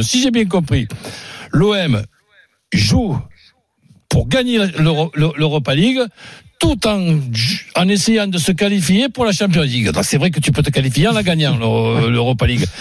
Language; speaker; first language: French; native; French